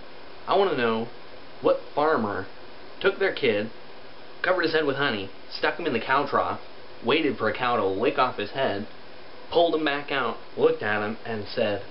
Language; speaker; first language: English; native; English